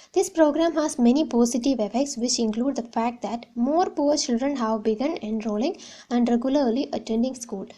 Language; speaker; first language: English; non-native, local second language; Malayalam